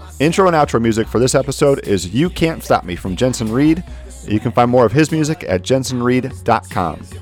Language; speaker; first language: English; native; English